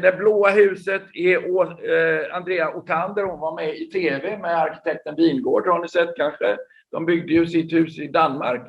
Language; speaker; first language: Swedish; native; Swedish